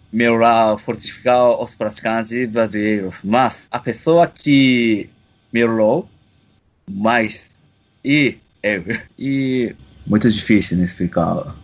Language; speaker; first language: Portuguese; non-native, learner; Japanese